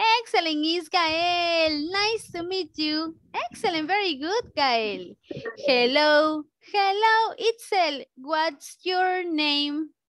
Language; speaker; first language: English; non-native, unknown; Spanish